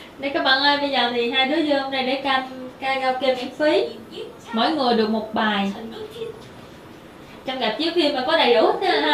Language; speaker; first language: Vietnamese; native; Vietnamese